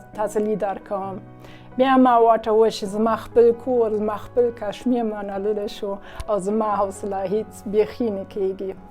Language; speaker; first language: Pashto; non-native, fluent; German